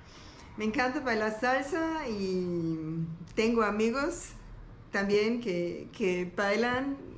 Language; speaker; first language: Spanish; non-native, learner; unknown